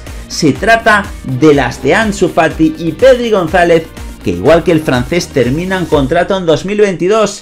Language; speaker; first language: Spanish; native; Spanish